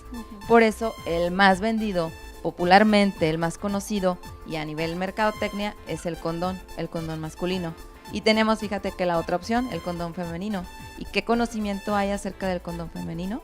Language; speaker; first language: Spanish; native; Spanish